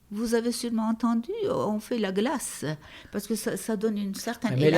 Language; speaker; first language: French; non-native, fluent; Turkish